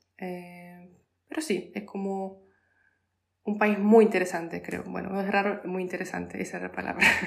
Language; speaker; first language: Spanish; non-native, fluent; Polish